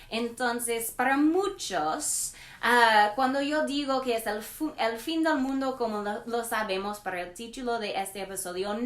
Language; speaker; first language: Spanish; non-native, learner; English